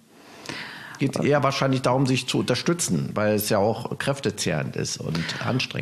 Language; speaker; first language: German; native; German